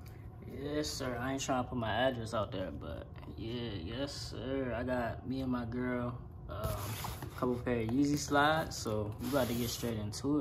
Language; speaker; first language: English; native; English